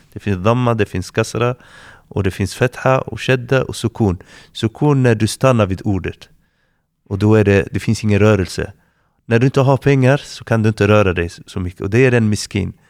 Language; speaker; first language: Swedish; non-native, fluent; Arabic